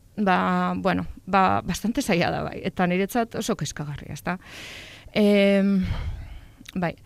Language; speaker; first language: Basque; non-native, local second language; Spanish